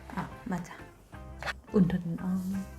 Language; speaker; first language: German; non-native, learner; Korean